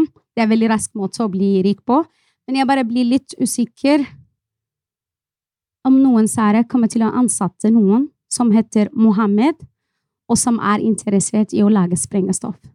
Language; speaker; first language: Norwegian; non-native, fluent; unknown